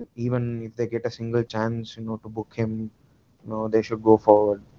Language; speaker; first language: English; non-native, local second language; Tamil